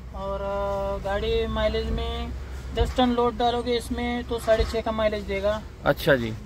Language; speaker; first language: Hindi; non-native, local second language; Marathi